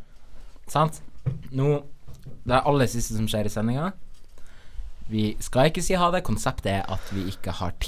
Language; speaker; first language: Norwegian; native; Norwegian